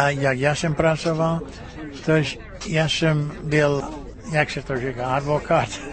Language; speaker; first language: Czech; early bilingual, heritage; Czech